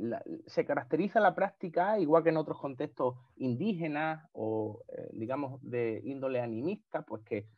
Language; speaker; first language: Spanish; native; Spanish